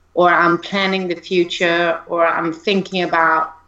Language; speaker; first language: English; non-native, fluent; Danish